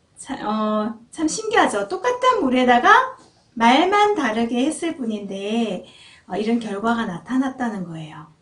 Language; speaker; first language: Korean; native; Korean